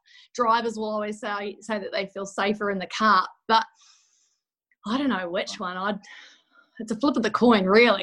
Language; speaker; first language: English; native; English